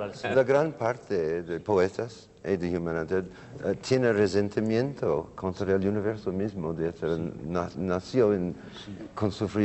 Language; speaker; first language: Spanish; non-native, learner; English